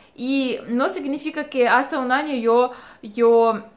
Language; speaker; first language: Spanish; non-native, fluent; Russian